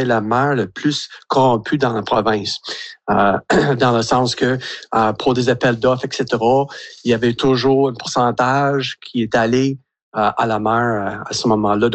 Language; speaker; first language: French; native; French